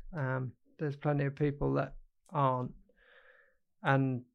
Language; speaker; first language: English; native; English